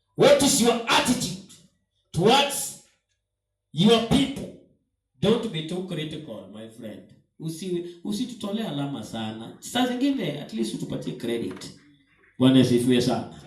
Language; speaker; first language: English; non-native, local second language; Swahili